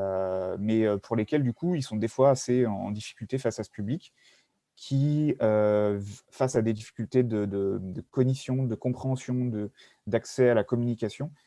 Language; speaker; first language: French; native; French